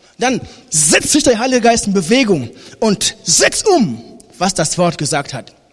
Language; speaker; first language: German; non-native, fluent; French